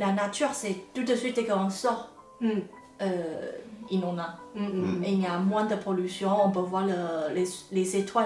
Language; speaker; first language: French; non-native, fluent; Chinese